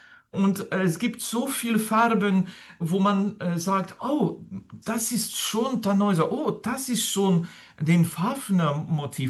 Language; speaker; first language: German; non-native, fluent; French